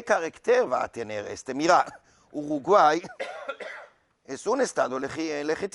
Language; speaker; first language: Spanish; non-native, learner; Hebrew